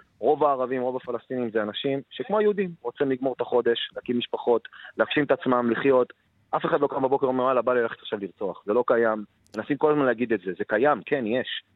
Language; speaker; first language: Hebrew; non-native, local second language; Arabic